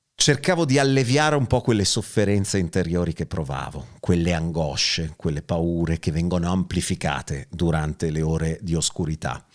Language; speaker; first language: Italian; native; Italian